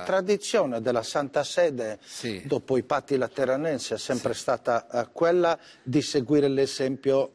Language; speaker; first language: Italian; native; Italian